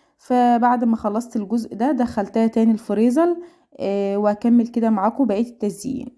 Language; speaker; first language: Arabic; native; Arabic